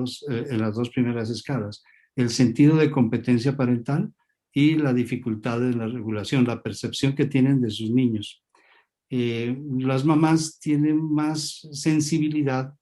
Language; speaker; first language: Spanish; native; Spanish